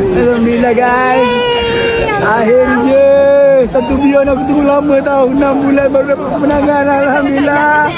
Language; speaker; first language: Malay; native; Malay